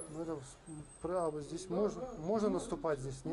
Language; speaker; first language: Russian; native; Russian